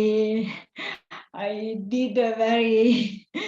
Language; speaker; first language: English; non-native, learner; Italian